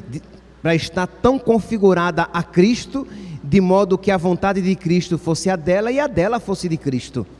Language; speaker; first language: Portuguese; native; Portuguese